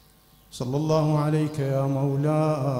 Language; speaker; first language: Arabic; native; Arabic